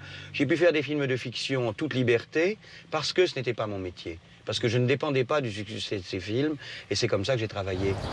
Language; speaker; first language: French; native; French